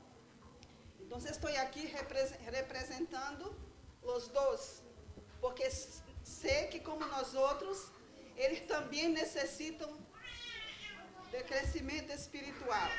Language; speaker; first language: Spanish; non-native, learner; Portuguese